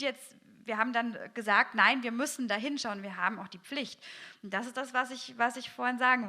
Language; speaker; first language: German; native; German